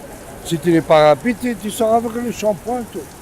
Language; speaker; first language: French; non-native, local second language; Arabic